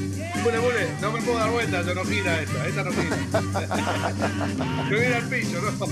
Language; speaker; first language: Spanish; native; Spanish